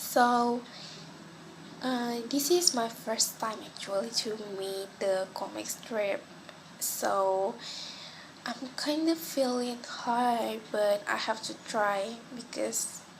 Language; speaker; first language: English; non-native, local second language; Malay